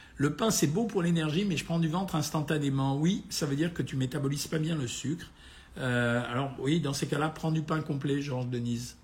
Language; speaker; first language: French; native; French